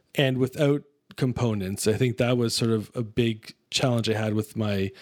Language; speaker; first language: English; native; English